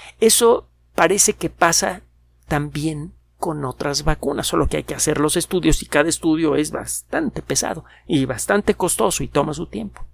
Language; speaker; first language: Spanish; native; Spanish